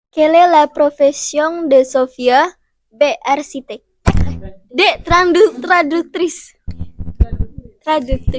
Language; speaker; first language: French; non-native, learner; Indonesian